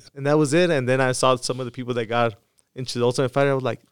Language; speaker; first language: English; early bilingual, other home language; Spanish